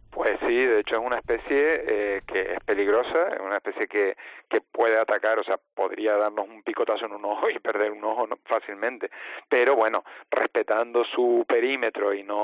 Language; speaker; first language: Spanish; native; Spanish